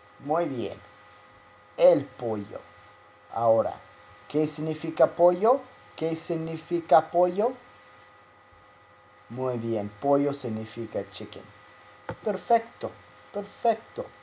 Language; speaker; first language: Spanish; non-native, fluent; English